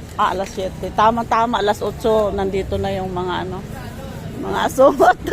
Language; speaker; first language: Filipino; non-native, local second language; Surigaonon